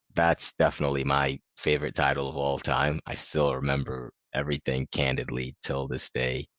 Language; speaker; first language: English; early bilingual, other home language; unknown